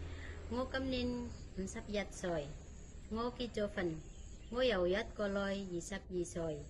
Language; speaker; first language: Cantonese; non-native, learner; Indonesian